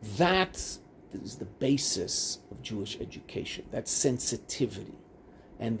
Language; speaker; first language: English; native; English